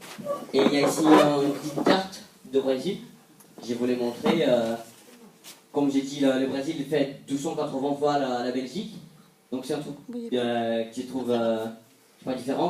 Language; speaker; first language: French; non-native, fluent; Portuguese